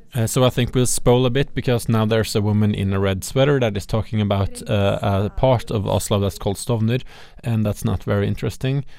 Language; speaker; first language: English; non-native, fluent; Norwegian